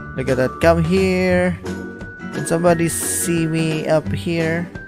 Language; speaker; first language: English; non-native, local second language; Cebuano